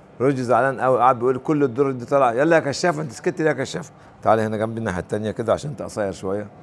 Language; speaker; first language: Arabic; native; Arabic